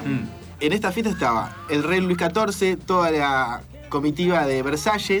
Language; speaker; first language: Spanish; native; Spanish